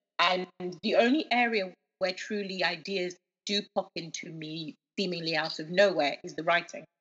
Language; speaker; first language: English; early bilingual, other home language; Yoruba